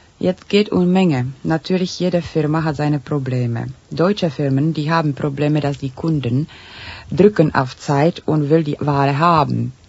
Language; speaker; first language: German; non-native, fluent; Czech